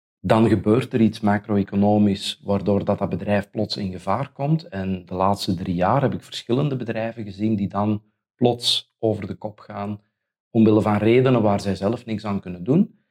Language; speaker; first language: Dutch; native; Dutch